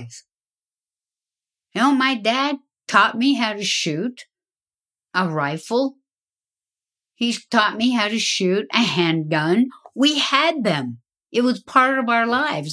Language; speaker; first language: English; native; English